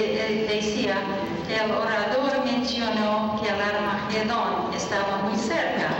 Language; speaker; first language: Spanish; non-native, fluent; English